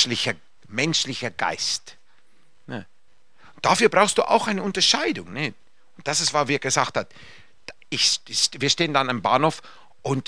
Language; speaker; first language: German; non-native, fluent; English